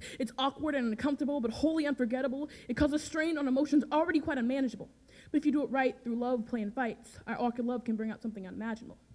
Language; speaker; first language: English; native; English